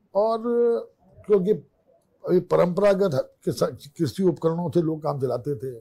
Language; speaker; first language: Hindi; native; Hindi